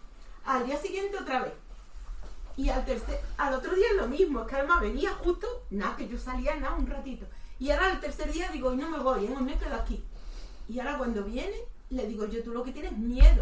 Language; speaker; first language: Spanish; native; Spanish